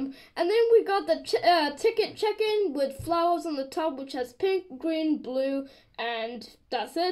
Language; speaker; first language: English; native; English